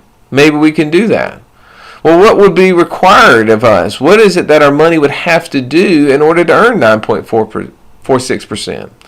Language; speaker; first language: English; native; English